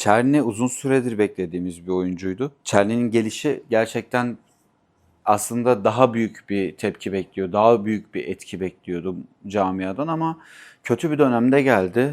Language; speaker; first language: Turkish; native; Turkish